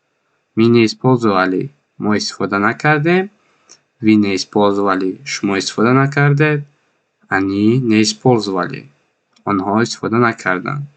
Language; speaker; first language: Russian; non-native, fluent; Tajik